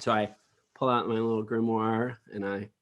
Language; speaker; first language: English; native; English